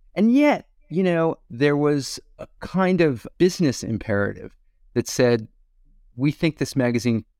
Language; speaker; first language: English; native; English